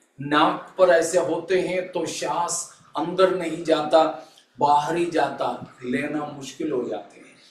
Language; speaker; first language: Hindi; non-native, local second language; Malayalam